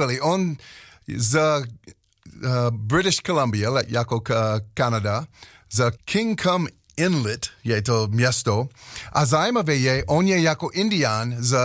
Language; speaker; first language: Czech; non-native, learner; English